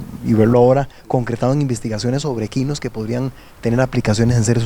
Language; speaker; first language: Spanish; native; Spanish